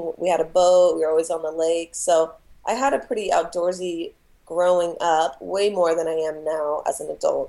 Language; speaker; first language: English; native; English